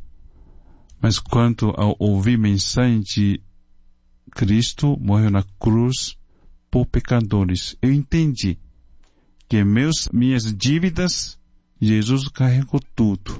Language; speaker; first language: Portuguese; non-native, fluent; Chinese